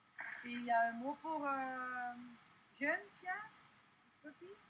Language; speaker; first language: French; non-native, fluent; Dutch